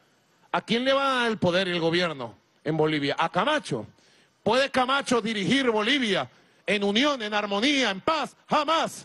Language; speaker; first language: Spanish; native; Spanish